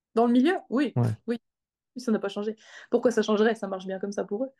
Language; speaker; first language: French; native; French